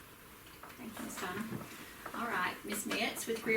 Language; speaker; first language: English; native; English